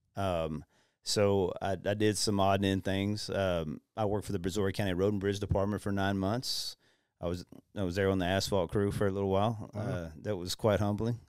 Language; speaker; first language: English; native; English